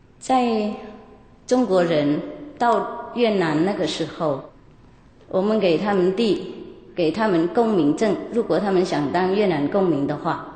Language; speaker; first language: Chinese; non-native, fluent; Vietnamese